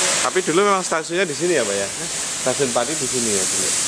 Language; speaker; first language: Indonesian; native; Indonesian